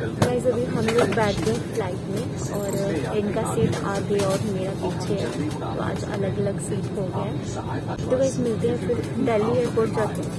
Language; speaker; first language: Hindi; native; Hindi